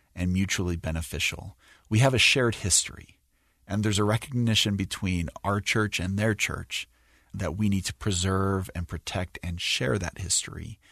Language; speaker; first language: English; native; English